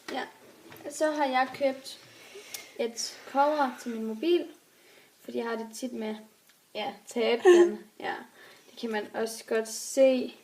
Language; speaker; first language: Danish; native; Danish